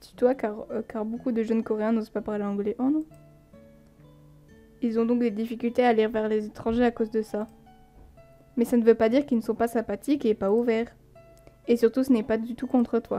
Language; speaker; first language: French; native; French